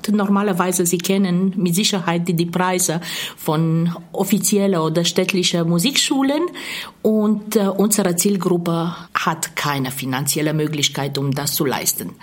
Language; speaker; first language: German; non-native, fluent; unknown